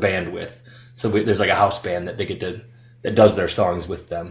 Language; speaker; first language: English; native; English